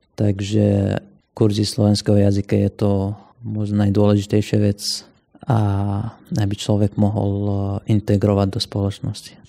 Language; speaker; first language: Slovak; non-native, fluent; Assyrian Neo-Aramaic